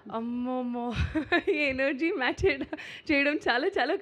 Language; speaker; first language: Telugu; non-native, learner; Hindi